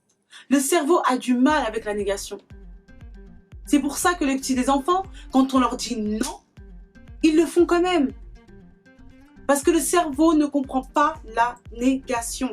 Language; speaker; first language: French; native; French